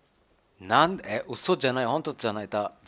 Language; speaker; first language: Japanese; non-native, learner; German